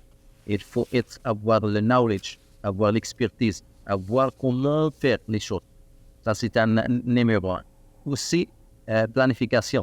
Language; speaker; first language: French; non-native, learner; Arabic